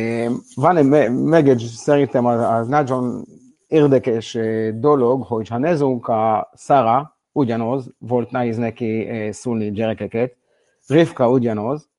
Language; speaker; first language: Hungarian; non-native, learner; Hebrew